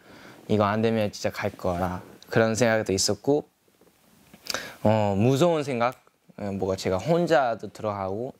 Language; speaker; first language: Korean; non-native, learner; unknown